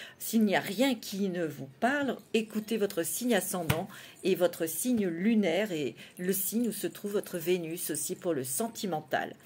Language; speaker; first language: French; native; French